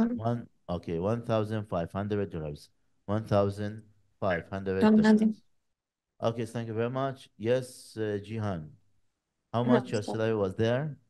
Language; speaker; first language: English; non-native, fluent; Arabic